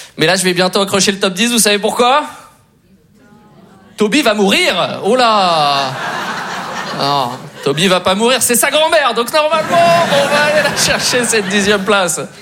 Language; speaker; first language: French; native; French